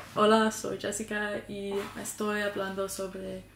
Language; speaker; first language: Spanish; non-native, learner; English